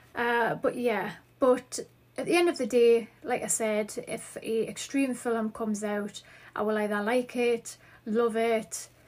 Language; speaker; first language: English; native; English